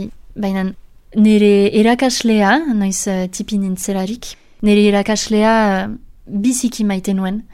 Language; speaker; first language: Basque; non-native, local second language; French